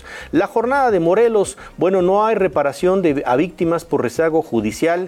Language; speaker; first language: Spanish; native; Spanish